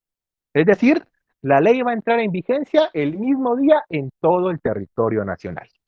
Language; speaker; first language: Spanish; native; Spanish